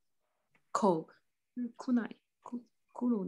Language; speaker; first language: Japanese; non-native, learner; Chinese